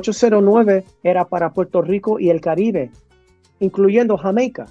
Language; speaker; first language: Spanish; early bilingual, heritage; Spanish